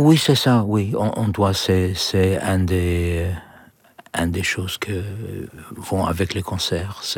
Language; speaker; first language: French; non-native, learner; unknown